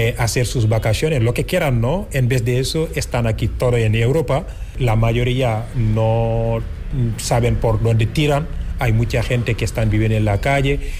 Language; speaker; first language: Spanish; non-native, fluent; Wolof